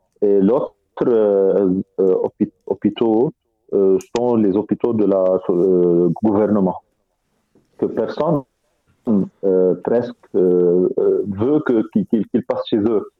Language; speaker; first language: French; non-native, fluent; Arabic